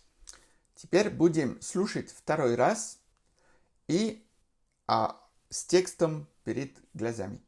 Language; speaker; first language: Russian; non-native, fluent; French